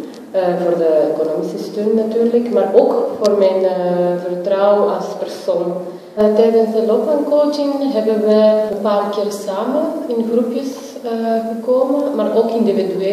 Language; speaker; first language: Dutch; non-native, fluent; Spanish